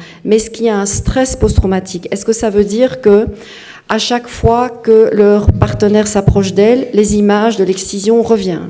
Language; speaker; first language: French; native; French